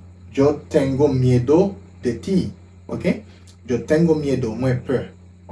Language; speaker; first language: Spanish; non-native, fluent; Haitian Creole